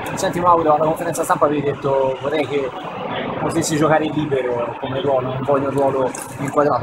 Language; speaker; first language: Italian; native; Italian